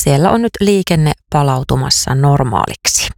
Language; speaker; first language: Finnish; native; Finnish